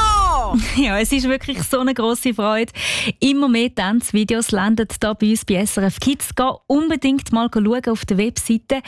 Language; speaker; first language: German; native; German